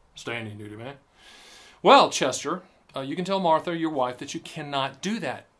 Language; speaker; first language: English; native; English